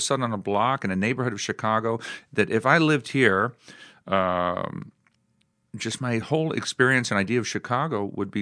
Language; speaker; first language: English; native; English